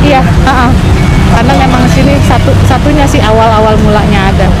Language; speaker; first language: Indonesian; native; Indonesian